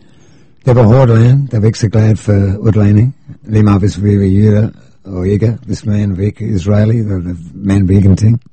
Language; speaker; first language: Danish; non-native, fluent; English